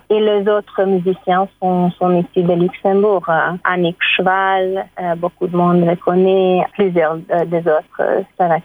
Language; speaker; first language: French; non-native, fluent; Hungarian